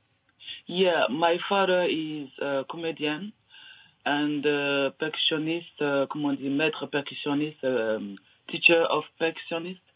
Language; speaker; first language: English; non-native, learner; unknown